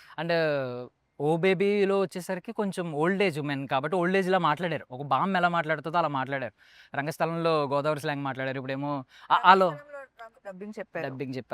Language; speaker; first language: Telugu; native; Telugu